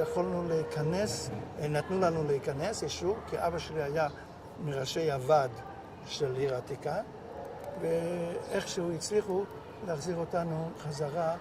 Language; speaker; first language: Hebrew; non-native, local second language; Yiddish